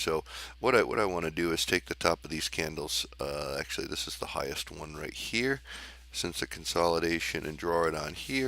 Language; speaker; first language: English; native; English